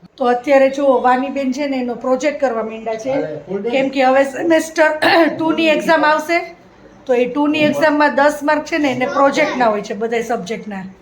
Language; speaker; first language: Gujarati; native; Gujarati